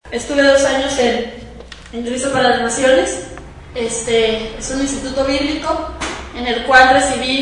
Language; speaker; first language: Spanish; native; Spanish